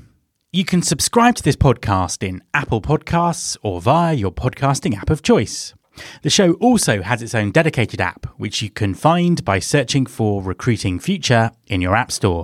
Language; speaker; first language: English; native; English